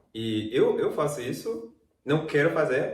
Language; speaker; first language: Portuguese; non-native, fluent; English